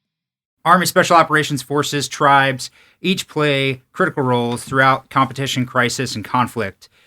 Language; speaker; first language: English; native; English